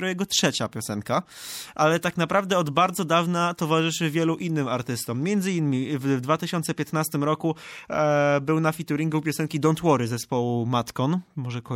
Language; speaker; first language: Polish; native; Polish